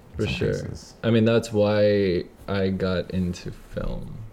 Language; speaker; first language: English; native; English